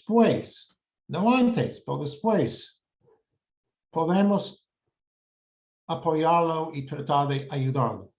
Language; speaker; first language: Spanish; non-native, fluent; English